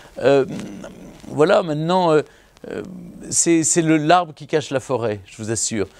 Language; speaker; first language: French; native; French